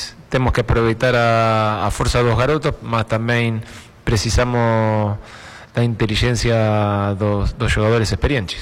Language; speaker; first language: Portuguese; non-native, fluent; Spanish